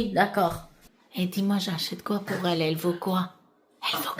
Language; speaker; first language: French; non-native, learner; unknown